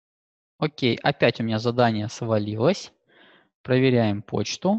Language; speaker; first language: Russian; native; Russian